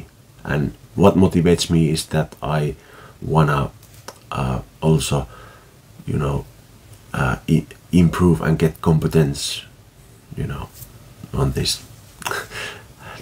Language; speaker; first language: English; non-native, fluent; Finnish